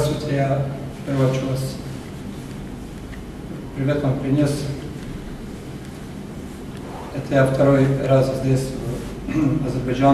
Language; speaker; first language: Russian; non-native, learner; Macedonian